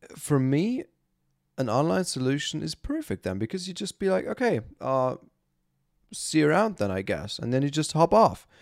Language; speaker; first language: English; non-native, fluent; German